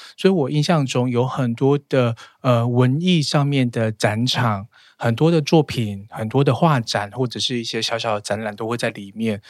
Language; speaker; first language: Chinese; native; Chinese